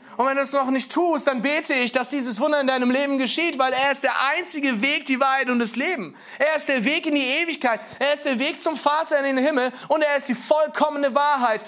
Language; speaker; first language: German; native; German